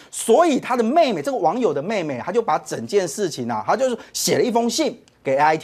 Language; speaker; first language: Chinese; native; Chinese